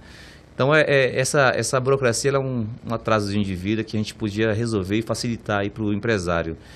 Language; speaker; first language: Portuguese; native; Portuguese